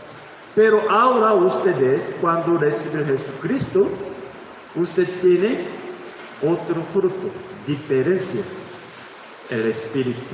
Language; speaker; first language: Spanish; non-native, learner; Korean